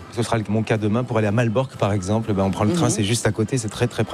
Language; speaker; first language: French; native; French